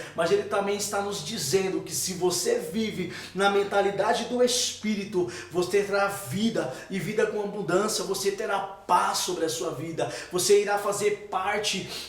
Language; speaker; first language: Portuguese; native; Portuguese